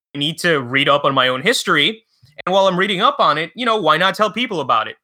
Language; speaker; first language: English; early bilingual, other home language; Spanish